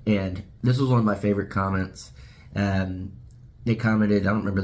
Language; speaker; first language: English; native; English